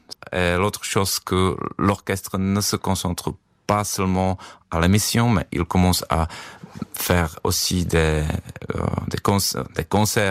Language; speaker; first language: French; non-native, fluent; Czech